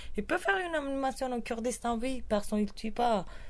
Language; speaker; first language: French; non-native, learner; Kurdish